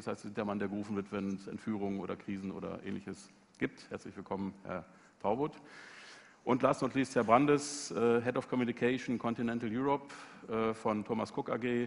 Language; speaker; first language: German; native; German